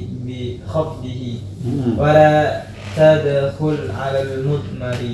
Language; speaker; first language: Arabic; non-native, learner; Indonesian